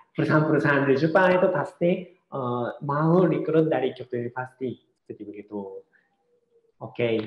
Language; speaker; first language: Indonesian; non-native, fluent; Japanese